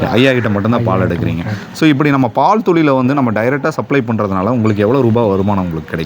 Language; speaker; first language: Tamil; native; Tamil